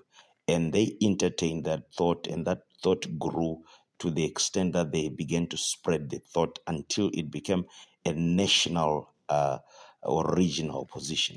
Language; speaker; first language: English; non-native, local second language; Shona